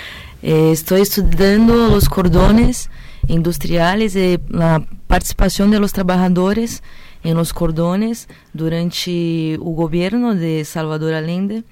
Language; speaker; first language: Spanish; non-native, learner; Portuguese